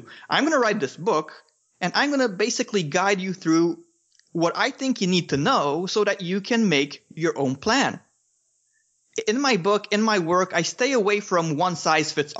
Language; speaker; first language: English; non-native, fluent; Romanian